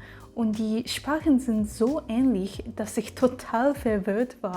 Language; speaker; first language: German; non-native, fluent; Japanese